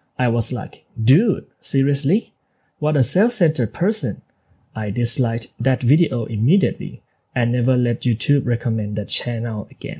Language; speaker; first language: English; non-native, fluent; Thai